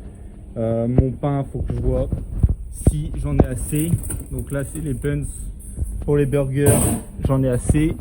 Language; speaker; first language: French; native; French